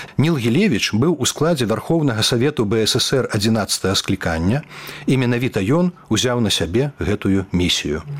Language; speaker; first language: Belarusian; native; Belarusian